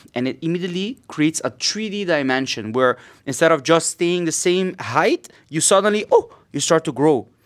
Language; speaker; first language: English; non-native, fluent; Papiamento